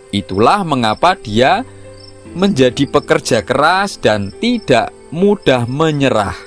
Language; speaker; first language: Indonesian; non-native, local second language; Javanese